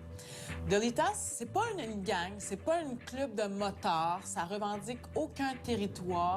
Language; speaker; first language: French; native; French